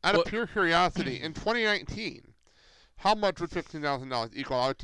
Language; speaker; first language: English; native; English